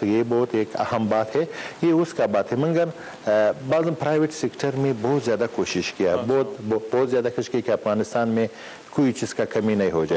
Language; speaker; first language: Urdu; non-native, learner; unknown